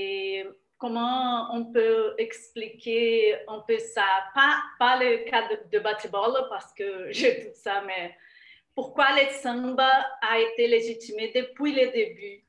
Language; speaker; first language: French; non-native, learner; Portuguese